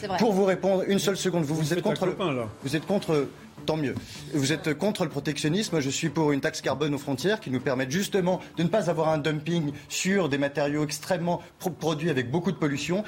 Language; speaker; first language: French; native; French